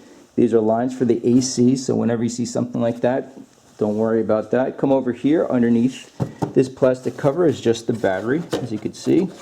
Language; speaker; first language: English; native; English